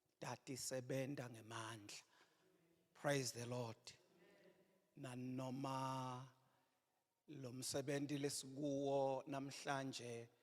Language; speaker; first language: Zulu; non-native, local second language; Swati